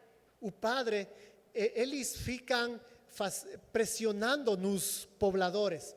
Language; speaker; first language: Portuguese; non-native, fluent; Spanish